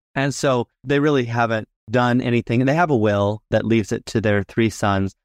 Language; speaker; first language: English; native; English